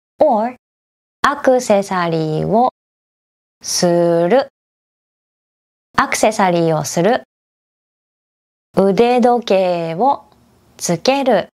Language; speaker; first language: Japanese; native; Japanese